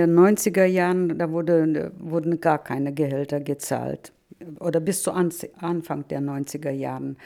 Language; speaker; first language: German; non-native, fluent; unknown